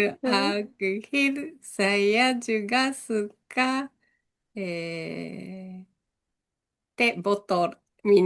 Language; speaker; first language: Indonesian; non-native, learner; Japanese